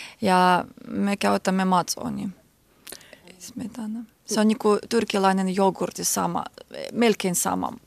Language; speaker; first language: Finnish; non-native, learner; Georgian